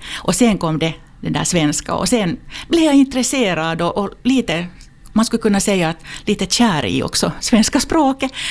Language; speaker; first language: Swedish; non-native, local second language; Finnish